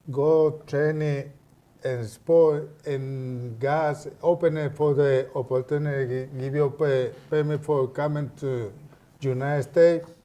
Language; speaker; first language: English; non-native, learner; Spanish